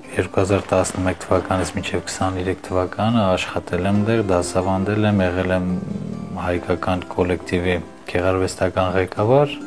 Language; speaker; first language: Armenian; native; Armenian